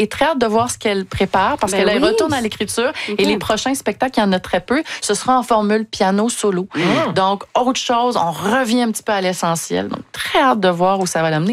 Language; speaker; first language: French; native; French